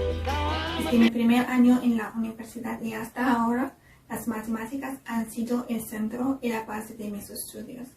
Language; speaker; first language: Spanish; non-native, fluent; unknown